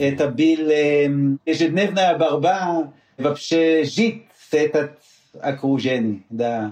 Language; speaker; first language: Russian; non-native, learner; Hebrew